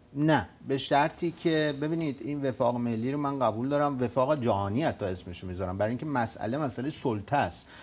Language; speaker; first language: Persian; native; Persian